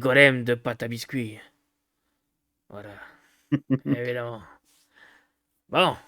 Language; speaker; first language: French; native; French